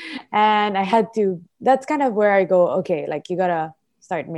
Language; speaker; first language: English; non-native, local second language; Filipino